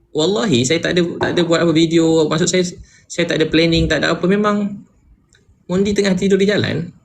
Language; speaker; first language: Malay; native; Malay